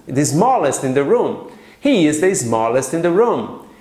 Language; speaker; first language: English; non-native, fluent; Portuguese